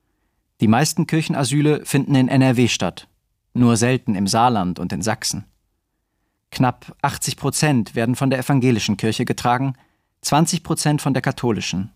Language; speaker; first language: German; native; German